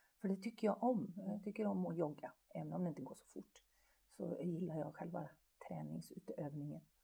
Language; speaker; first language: Swedish; native; Swedish